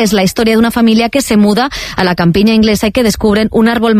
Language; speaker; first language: Spanish; native; Spanish